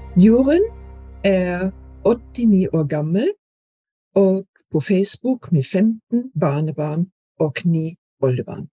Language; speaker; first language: Norwegian; non-native, fluent; German